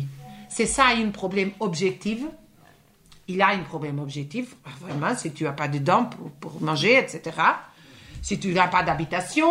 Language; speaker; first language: French; non-native, fluent; Portuguese